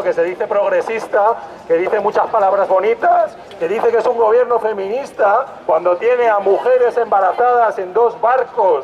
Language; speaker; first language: Spanish; native; Spanish